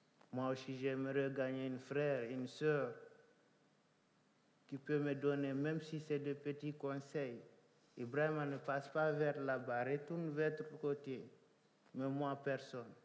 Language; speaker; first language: French; non-native, local second language; Fula